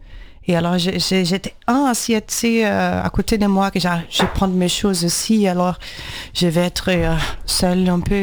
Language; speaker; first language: French; non-native, learner; Portuguese